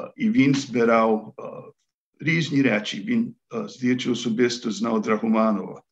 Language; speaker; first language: Ukrainian; early bilingual, heritage; Ukrainian